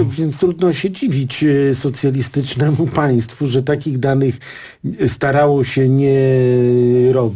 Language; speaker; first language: Polish; native; Polish